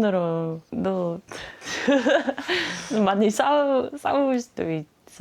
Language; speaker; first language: Korean; non-native, fluent; Dutch